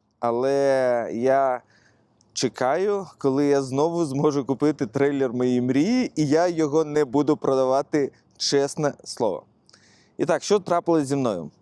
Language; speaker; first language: Ukrainian; non-native, local second language; Russian